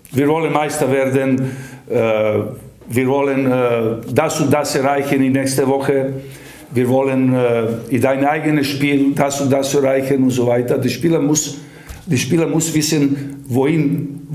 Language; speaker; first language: German; non-native, fluent; Serbian